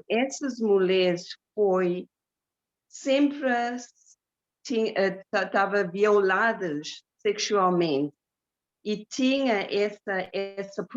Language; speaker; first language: Portuguese; non-native, fluent; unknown